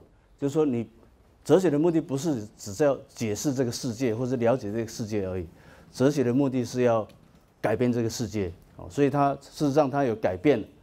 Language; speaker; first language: Chinese; native; Chinese